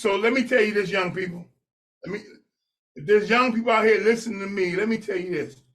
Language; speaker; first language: English; native; English